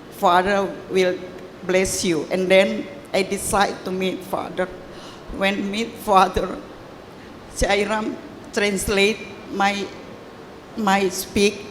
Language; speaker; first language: English; non-native, learner; Indonesian